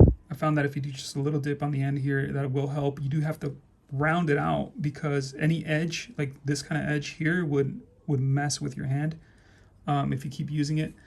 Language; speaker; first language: English; native; English